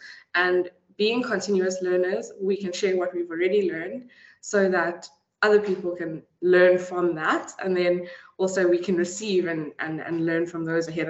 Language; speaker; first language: English; native; English